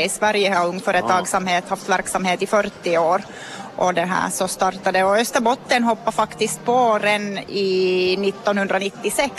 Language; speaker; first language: Swedish; native; Swedish